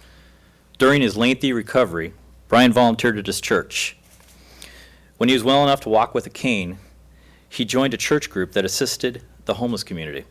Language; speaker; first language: English; native; English